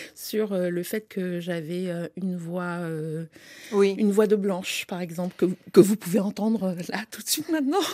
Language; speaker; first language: French; native; French